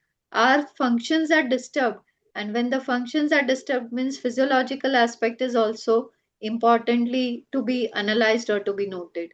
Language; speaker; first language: English; non-native, local second language; Gujarati